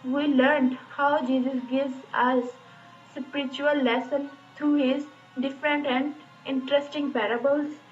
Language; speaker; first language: English; non-native, local second language; Urdu